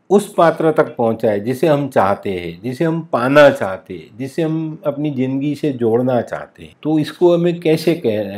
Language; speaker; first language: Hindi; non-native, local second language; Gujarati